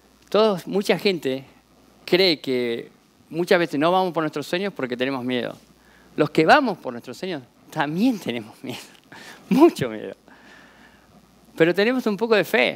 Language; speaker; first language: Spanish; native; Spanish